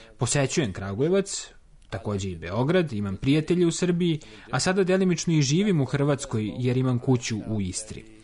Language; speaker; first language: Serbian; native; Serbian